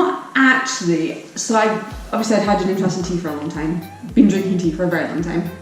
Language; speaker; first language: English; native; English